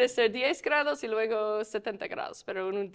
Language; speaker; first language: Spanish; non-native, fluent; English